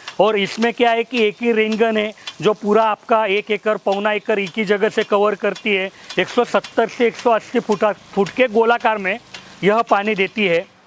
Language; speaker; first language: Hindi; non-native, local second language; Marathi